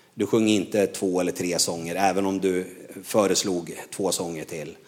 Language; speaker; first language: Swedish; native; Swedish